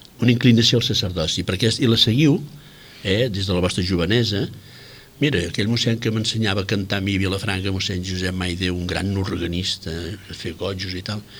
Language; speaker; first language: Catalan; native; Catalan